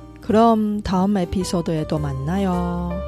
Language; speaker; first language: Korean; non-native, fluent; Chinese